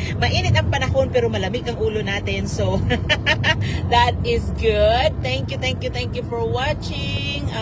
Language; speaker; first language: Filipino; non-native, local second language; Cebuano